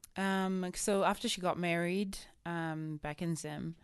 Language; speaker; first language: English; non-native, local second language; Shona